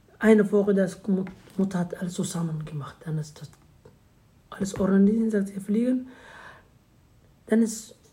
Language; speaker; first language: German; non-native, learner; Somali